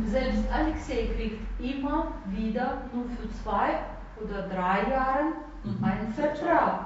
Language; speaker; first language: German; non-native, fluent; Russian